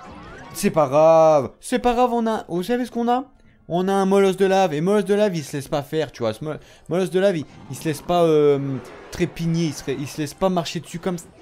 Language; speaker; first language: French; native; French